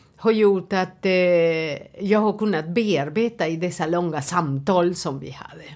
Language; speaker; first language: Swedish; non-native, fluent; Spanish